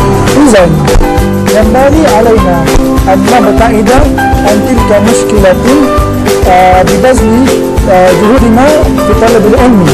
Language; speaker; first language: Arabic; non-native, learner; Malay